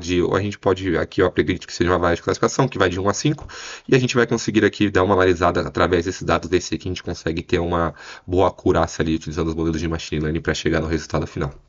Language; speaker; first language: Portuguese; native; Portuguese